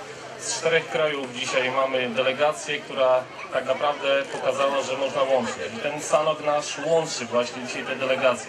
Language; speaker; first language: Polish; native; Polish